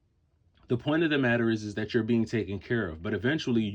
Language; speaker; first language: English; native; English